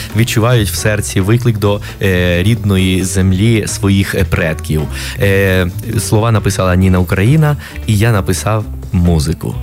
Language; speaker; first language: Ukrainian; non-native, fluent; Spanish